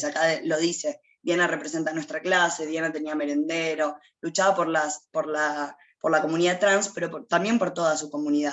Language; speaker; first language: Spanish; native; Spanish